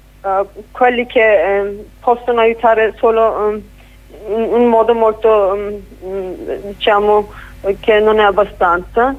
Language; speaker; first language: Italian; non-native, fluent; Kurdish